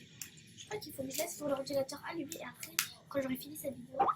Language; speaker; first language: French; native; French